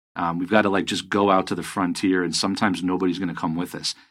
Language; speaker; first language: English; native; English